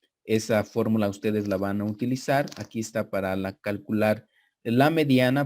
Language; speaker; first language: Spanish; native; Spanish